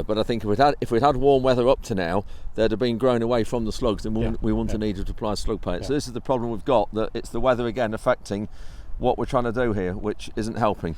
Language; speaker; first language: English; native; English